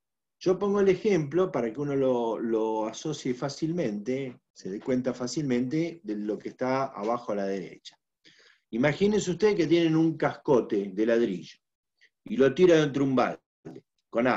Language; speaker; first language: Spanish; native; Spanish